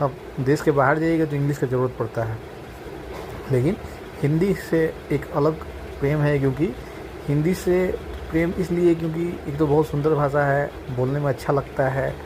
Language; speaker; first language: Hindi; non-native, local second language; Bhojpuri